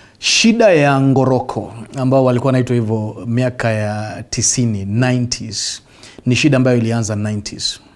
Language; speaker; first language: Swahili; non-native, local second language; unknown